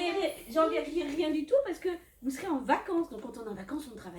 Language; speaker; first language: French; native; French